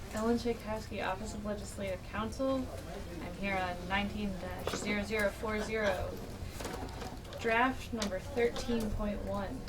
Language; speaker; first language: English; native; English